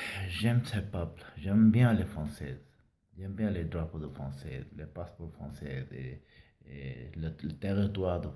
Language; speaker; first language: French; non-native, learner; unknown